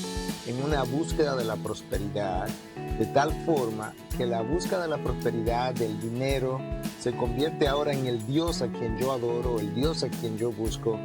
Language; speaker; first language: Spanish; native; Spanish